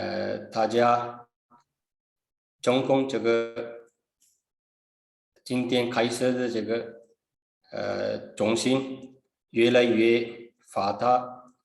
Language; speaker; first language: Chinese; non-native, fluent; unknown